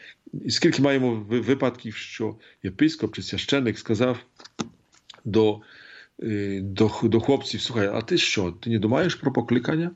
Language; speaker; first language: Polish; non-native, learner; Ukrainian